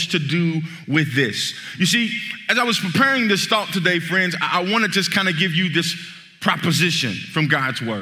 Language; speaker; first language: English; native; English